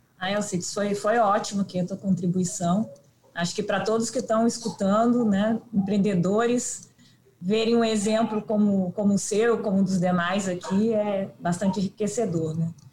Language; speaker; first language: Portuguese; native; Portuguese